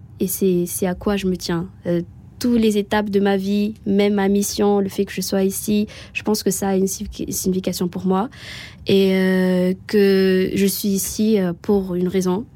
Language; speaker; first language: French; non-native, local second language; Malagasy